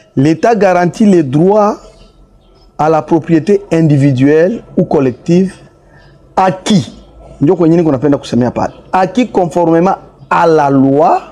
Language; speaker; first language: French; non-native, local second language; Swahili